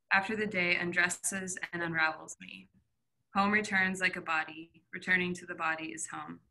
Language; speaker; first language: English; native; English